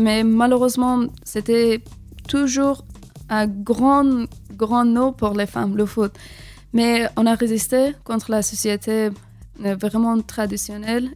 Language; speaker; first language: French; non-native, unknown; Persian